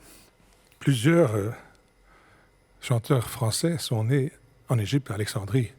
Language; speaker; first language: French; native; French